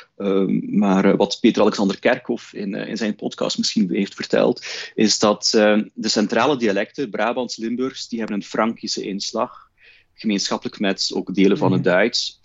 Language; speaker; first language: Dutch; native; Dutch